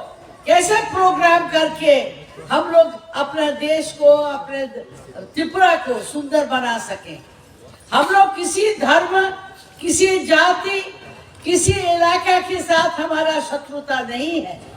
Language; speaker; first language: Hindi; non-native, local second language; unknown